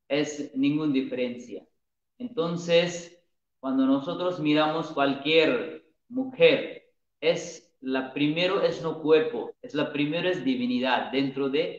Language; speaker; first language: Spanish; non-native, learner; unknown